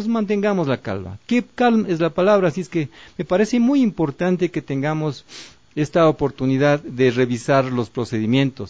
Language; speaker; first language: Spanish; native; Spanish